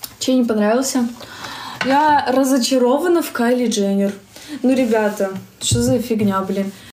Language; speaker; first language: Russian; native; Russian